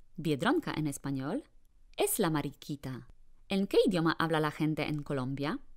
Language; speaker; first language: Spanish; non-native, fluent; Polish